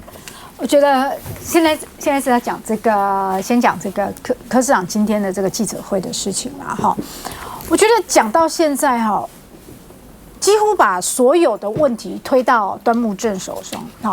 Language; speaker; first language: Chinese; native; Chinese